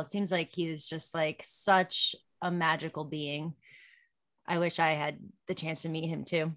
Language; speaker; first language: English; native; English